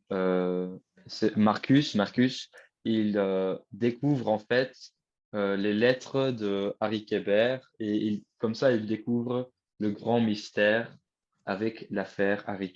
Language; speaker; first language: French; non-native, learner; Dutch